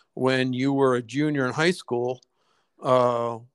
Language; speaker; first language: English; native; English